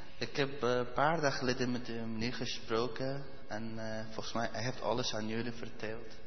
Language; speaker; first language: Dutch; non-native, learner; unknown